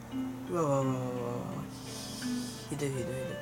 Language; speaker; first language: Japanese; native; Japanese